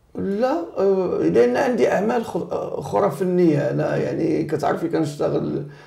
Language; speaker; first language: Arabic; native; Arabic